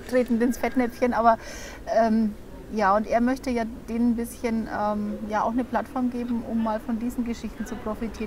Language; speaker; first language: German; native; German